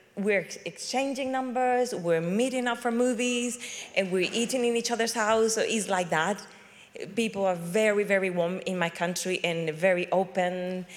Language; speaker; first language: English; non-native, fluent; Spanish